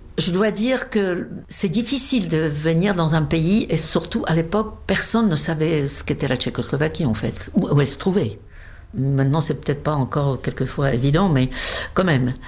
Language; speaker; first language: French; non-native, fluent; Czech